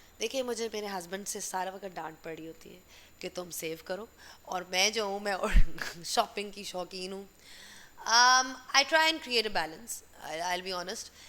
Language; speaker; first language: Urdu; native; Urdu